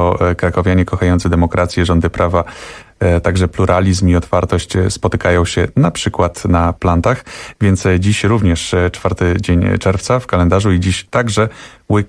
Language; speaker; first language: Polish; native; Polish